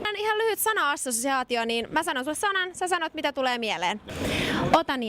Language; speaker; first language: Finnish; native; Finnish